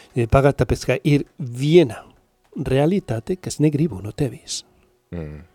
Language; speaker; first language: Latvian; non-native, learner; Spanish